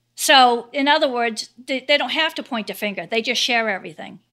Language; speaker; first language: English; native; English